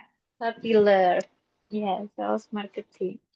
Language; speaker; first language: English; non-native, learner; Indonesian